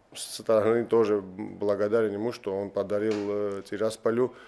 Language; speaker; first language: Russian; non-native, local second language; Georgian